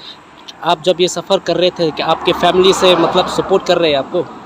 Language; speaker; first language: Hindi; non-native, local second language; Khasi